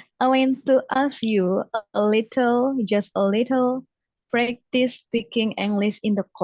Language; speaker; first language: English; non-native, fluent; Javanese